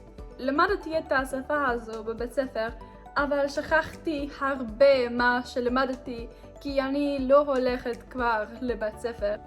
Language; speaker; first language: Hebrew; non-native, learner; English